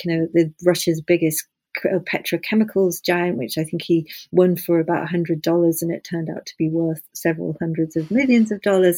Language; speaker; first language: English; native; English